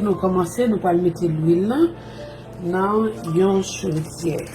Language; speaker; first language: French; non-native, local second language; Haitian Creole